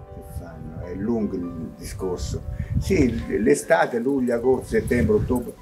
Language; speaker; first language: Italian; native; Italian